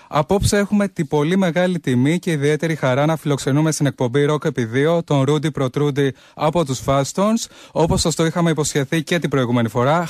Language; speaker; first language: Greek; native; Greek